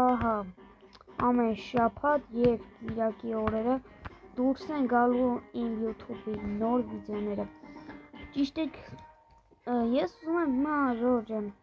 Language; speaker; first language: Armenian; native; Armenian